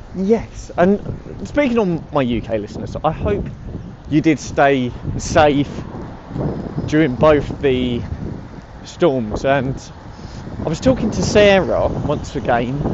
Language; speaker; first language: English; native; English